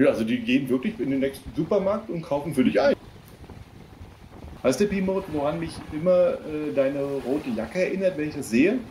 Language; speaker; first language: German; native; German